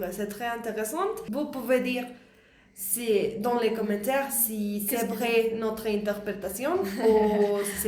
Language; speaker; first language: French; non-native, learner; Spanish